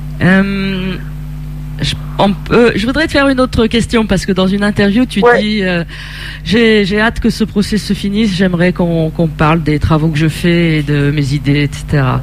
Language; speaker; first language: French; non-native, learner; Italian